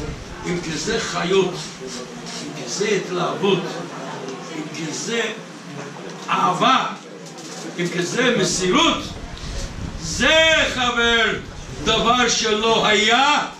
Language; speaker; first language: Hebrew; non-native, fluent; English